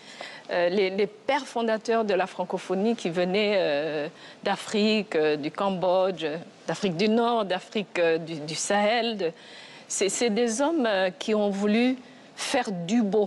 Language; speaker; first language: French; non-native, local second language; Kinyarwanda